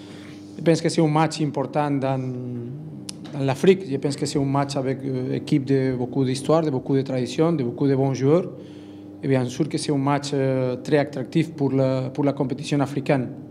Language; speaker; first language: French; non-native, learner; Spanish